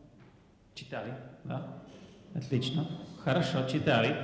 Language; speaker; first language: Russian; non-native, fluent; Czech